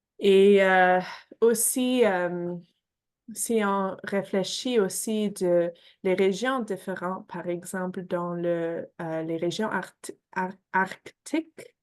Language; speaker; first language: French; non-native, fluent; English